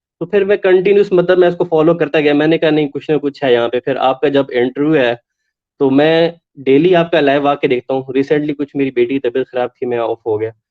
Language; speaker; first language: Urdu; native; Urdu